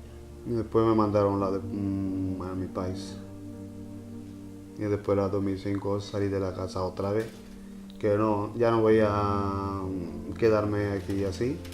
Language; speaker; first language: Spanish; non-native, learner; Punjabi